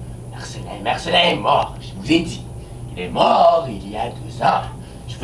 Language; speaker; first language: French; non-native, learner; English